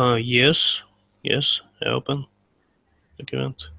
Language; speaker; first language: English; non-native, learner; Russian